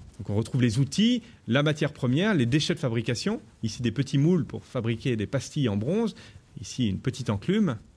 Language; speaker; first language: French; native; French